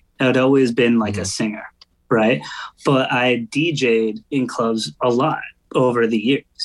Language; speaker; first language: English; native; English